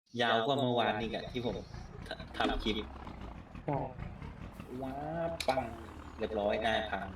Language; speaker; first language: Thai; native; Thai